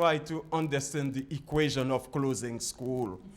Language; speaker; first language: English; non-native, fluent; Haitian Creole